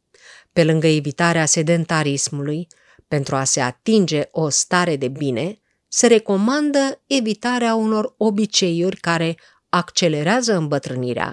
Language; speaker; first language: Romanian; native; Romanian